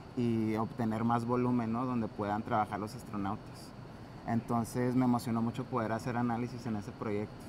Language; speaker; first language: Spanish; native; Spanish